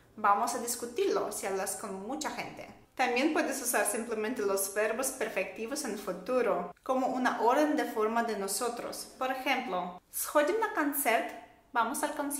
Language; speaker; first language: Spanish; non-native, fluent; Russian